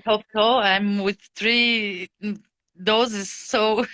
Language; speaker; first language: English; non-native, fluent; Bulgarian